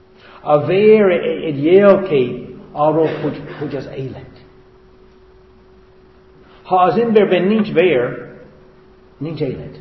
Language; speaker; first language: Hungarian; non-native, fluent; English